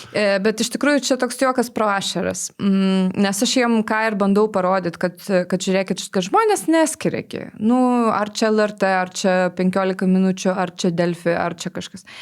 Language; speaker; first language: Lithuanian; non-native, local second language; Polish